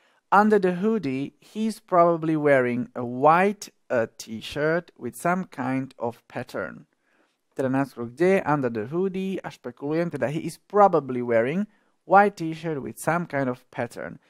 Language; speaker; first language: English; non-native, fluent; Slovak